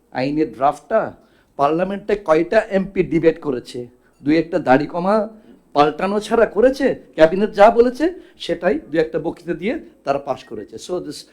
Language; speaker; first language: Bangla; non-native, local second language; Chakma